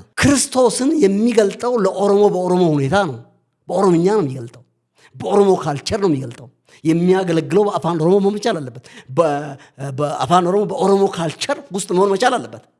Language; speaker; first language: Amharic; non-native, local second language; Oromo